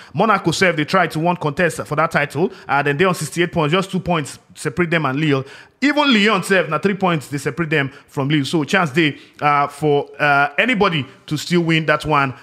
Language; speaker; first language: Nigerian Pidgin; non-native, local second language; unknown